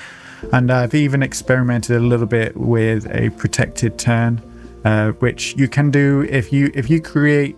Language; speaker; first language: English; native; English